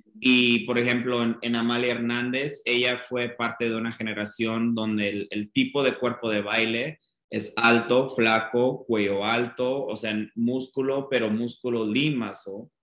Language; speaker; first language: Spanish; non-native, fluent; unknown